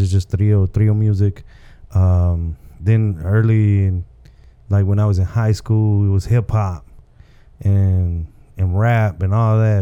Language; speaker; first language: English; early bilingual, other home language; Spanish